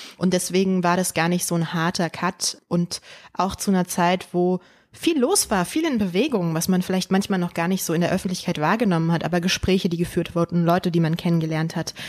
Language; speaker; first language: German; early bilingual, other home language; Polish